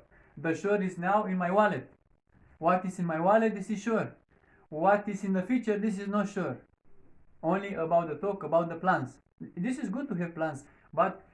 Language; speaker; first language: English; non-native, learner; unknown